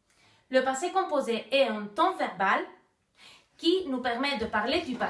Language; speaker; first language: French; non-native, fluent; Basque